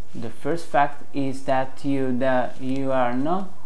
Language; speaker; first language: English; non-native, fluent; Italian